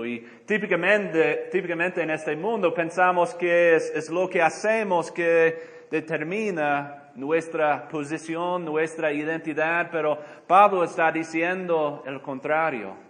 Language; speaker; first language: Spanish; non-native, fluent; English